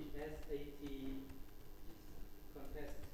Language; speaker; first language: English; non-native, learner; Vietnamese